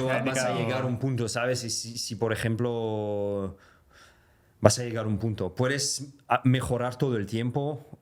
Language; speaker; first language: Spanish; non-native, fluent; French